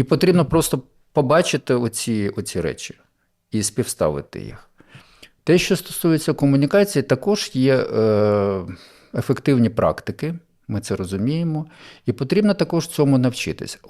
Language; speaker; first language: Ukrainian; native; Ukrainian